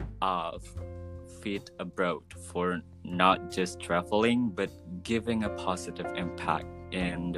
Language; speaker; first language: English; non-native, fluent; Indonesian